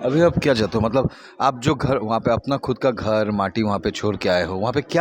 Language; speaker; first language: Hindi; native; Hindi